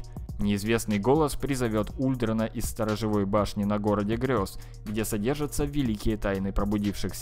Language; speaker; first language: Russian; native; Russian